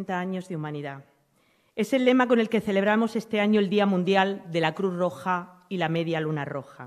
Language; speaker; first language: Spanish; native; Spanish